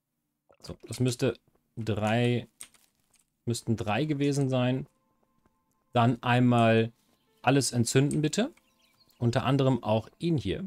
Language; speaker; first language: German; native; German